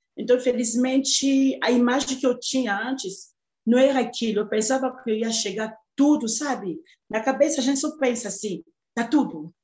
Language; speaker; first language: Portuguese; non-native, fluent; Lingala